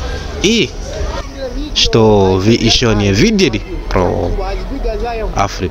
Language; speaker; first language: Russian; non-native, learner; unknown